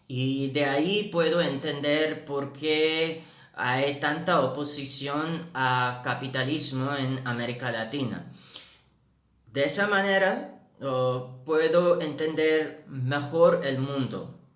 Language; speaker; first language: Spanish; non-native, fluent; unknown